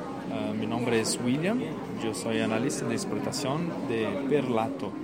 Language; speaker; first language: Spanish; non-native, learner; Portuguese